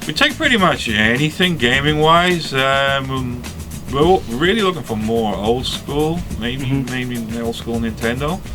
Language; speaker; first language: English; non-native, fluent; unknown